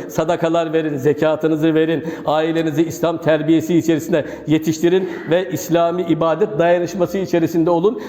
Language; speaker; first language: Turkish; native; Turkish